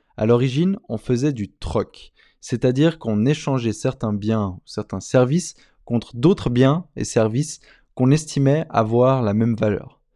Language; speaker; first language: French; native; French